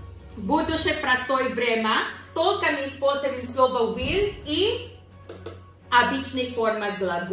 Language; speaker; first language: Russian; non-native, learner; Filipino